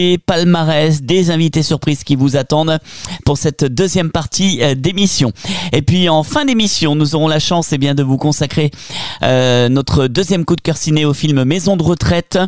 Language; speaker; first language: French; native; French